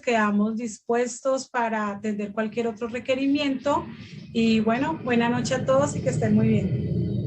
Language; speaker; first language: Spanish; native; Spanish